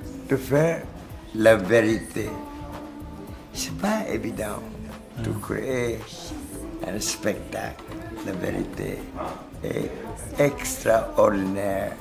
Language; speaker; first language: French; non-native, learner; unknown